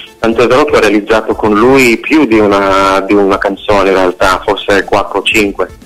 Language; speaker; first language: Italian; non-native, fluent; Hebrew